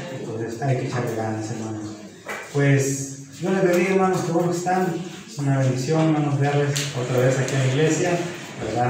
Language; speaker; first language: Spanish; native; Spanish